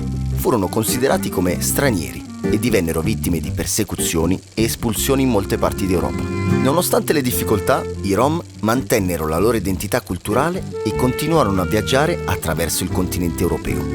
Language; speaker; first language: Italian; native; Italian